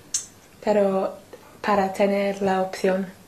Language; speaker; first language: Spanish; non-native, learner; English